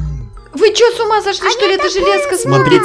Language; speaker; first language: Russian; native; Russian